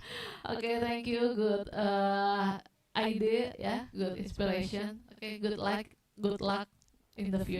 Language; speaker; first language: English; non-native, learner; Indonesian